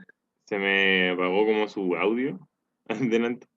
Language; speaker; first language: Spanish; native; Spanish